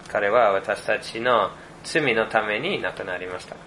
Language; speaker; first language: Japanese; non-native, fluent; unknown